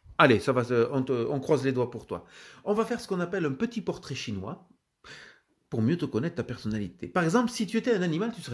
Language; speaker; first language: French; native; French